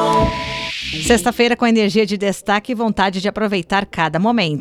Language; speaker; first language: Portuguese; native; Portuguese